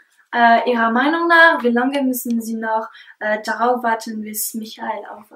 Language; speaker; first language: German; non-native, learner; French